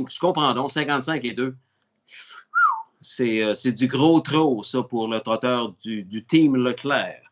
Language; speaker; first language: French; native; French